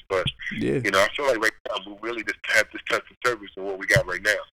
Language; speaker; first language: English; native; English